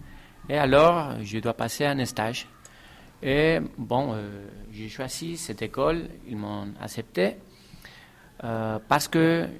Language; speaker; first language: French; non-native, fluent; Spanish